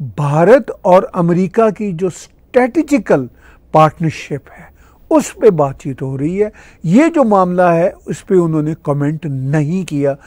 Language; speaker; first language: Urdu; non-native, local second language; Punjabi